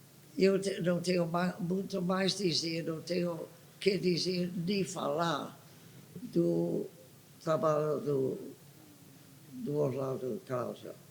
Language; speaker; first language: Portuguese; non-native, fluent; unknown